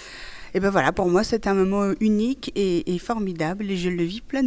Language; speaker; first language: French; early bilingual, other home language; Persian